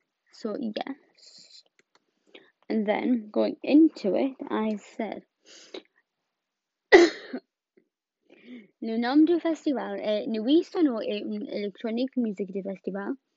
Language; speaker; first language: French; non-native, learner; English